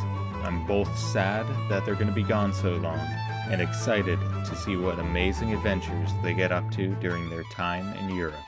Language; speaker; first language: English; native; English